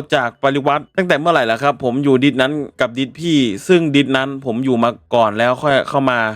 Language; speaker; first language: Thai; native; Thai